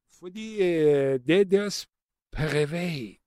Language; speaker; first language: Danish; non-native, fluent; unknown